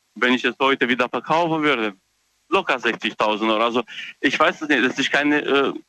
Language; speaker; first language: German; non-native, fluent; Romanian